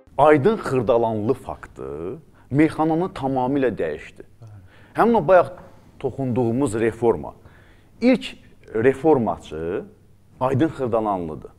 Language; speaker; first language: Azerbaijani; native; Azerbaijani